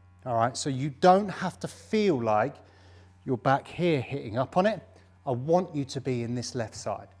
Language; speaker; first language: English; native; English